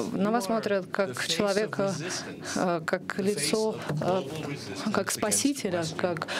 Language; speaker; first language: Russian; non-native, fluent; English